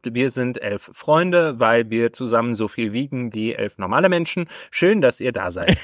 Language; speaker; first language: German; native; German